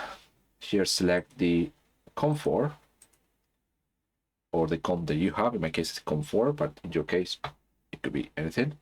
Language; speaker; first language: English; non-native, fluent; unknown